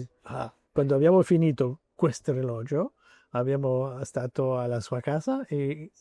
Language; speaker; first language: Italian; non-native, learner; French